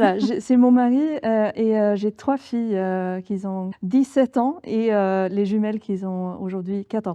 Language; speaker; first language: French; non-native, fluent; Swedish